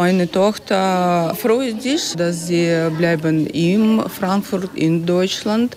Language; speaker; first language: German; non-native, learner; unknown